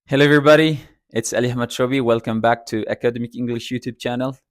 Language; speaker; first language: English; non-native, fluent; Persian